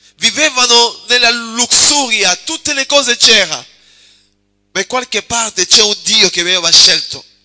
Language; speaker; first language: Italian; non-native, fluent; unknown